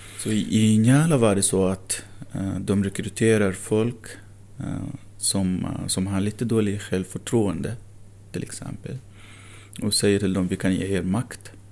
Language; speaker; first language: Swedish; non-native, fluent; Arabic